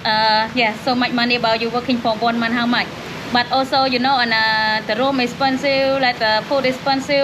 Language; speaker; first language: English; non-native, learner; Khmer